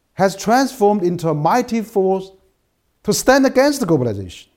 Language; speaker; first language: English; non-native, fluent; Chinese